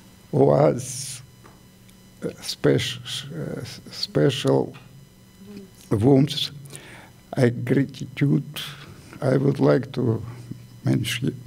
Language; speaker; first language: English; non-native, learner; Ukrainian